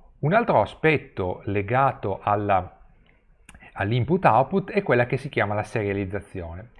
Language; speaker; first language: Italian; native; Italian